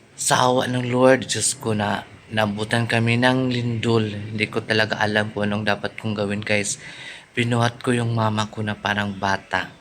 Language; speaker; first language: Filipino; non-native, local second language; Cebuano